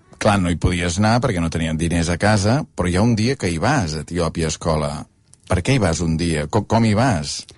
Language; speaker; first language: Catalan; native; Catalan